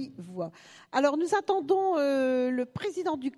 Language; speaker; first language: French; native; French